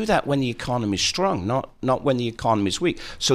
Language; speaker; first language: English; native; English